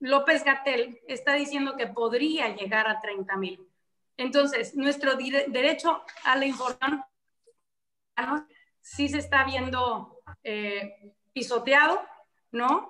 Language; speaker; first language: Spanish; native; Spanish